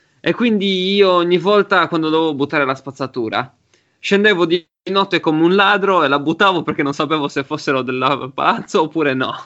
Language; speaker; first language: Italian; native; Italian